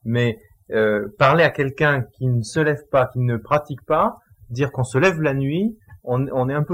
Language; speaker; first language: French; native; French